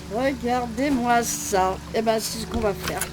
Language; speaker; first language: French; native; French